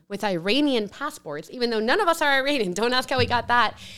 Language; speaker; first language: English; early bilingual, other home language; Spanish